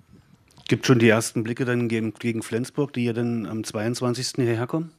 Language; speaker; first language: German; native; German